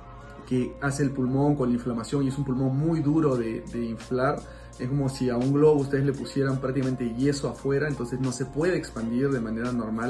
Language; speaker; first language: Spanish; native; Spanish